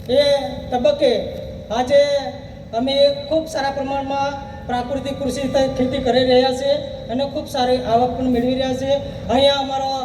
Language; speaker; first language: Gujarati; native; Gujarati